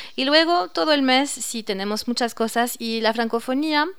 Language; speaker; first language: Spanish; non-native, fluent; French